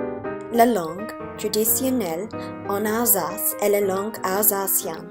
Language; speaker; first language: French; non-native, learner; English